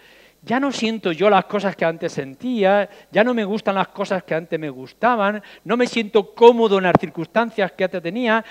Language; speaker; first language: Spanish; native; Spanish